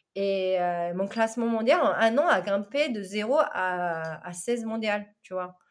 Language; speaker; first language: French; non-native, fluent; Chinese